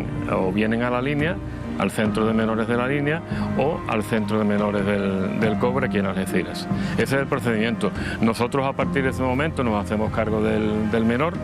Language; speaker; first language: Spanish; native; Spanish